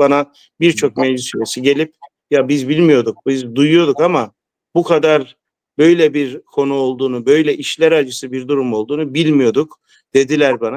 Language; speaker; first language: Turkish; early bilingual, heritage; Turkish